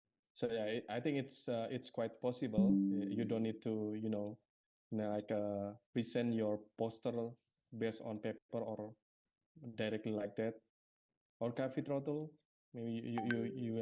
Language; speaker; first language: English; non-native, fluent; Indonesian